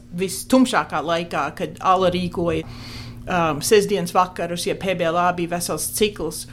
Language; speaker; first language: Latvian; early bilingual, heritage; Latvian